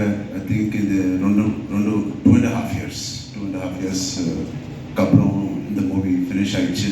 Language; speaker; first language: Tamil; non-native, learner; Telugu